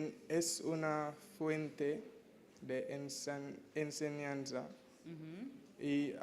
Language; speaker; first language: Spanish; non-native, learner; English